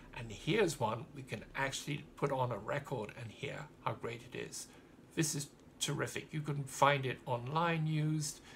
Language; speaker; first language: English; native; English